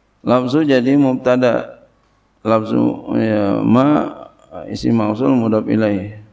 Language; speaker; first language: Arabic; non-native, fluent; Indonesian